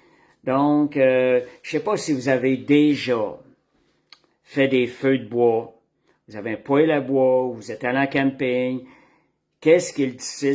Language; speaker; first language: French; native; French